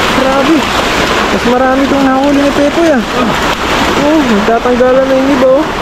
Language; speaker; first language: Filipino; native; Filipino